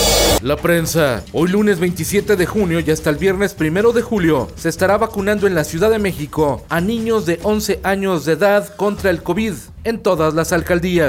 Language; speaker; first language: Spanish; native; Spanish